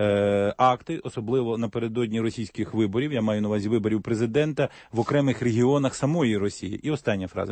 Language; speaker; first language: Ukrainian; native; Ukrainian